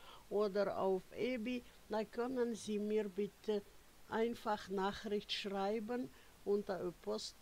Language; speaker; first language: German; non-native, fluent; Russian